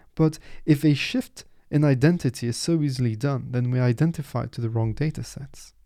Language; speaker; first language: English; non-native, fluent; French